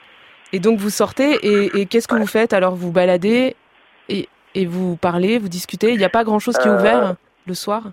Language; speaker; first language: French; native; French